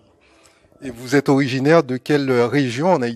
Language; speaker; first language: French; native; French